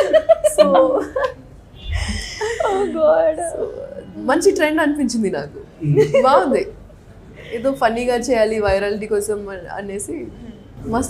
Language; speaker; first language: Telugu; non-native, local second language; Hindi